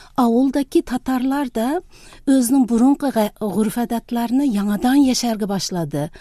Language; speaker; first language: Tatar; early bilingual, heritage; Tatar